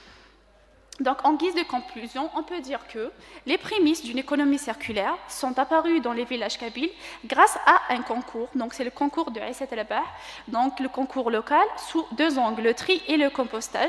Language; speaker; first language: French; non-native, local second language; Kabyle